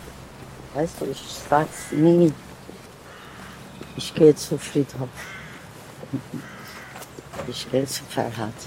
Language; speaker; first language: German; non-native, learner; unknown